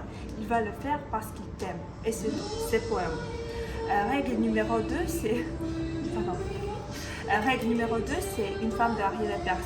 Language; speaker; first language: French; non-native, local second language; Ukrainian